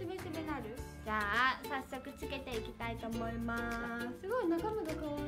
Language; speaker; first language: Japanese; non-native, fluent; Korean